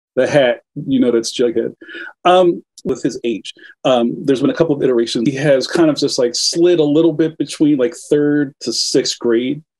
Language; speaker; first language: English; native; English